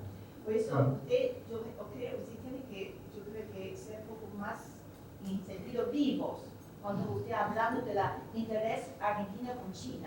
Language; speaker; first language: Spanish; non-native, learner; Chinese